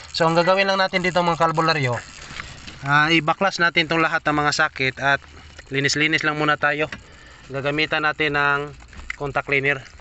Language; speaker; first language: Filipino; non-native, local second language; Cebuano